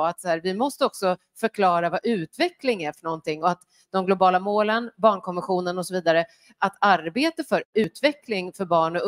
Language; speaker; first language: Swedish; native; Swedish